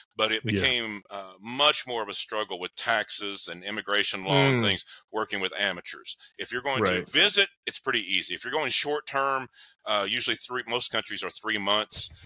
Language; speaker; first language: English; native; English